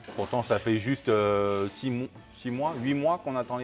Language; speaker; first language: French; native; French